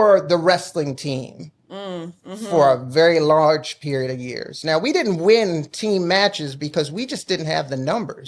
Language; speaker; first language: English; native; English